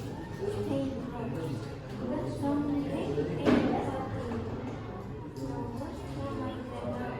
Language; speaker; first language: English; non-native, learner; Indonesian